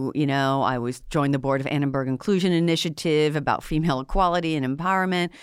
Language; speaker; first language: English; native; English